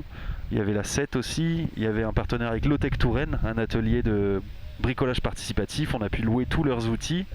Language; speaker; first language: French; native; French